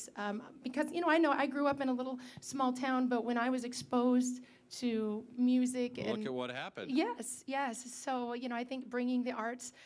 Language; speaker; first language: English; native; English